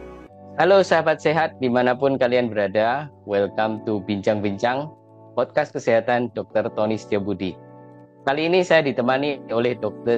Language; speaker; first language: Indonesian; native; Indonesian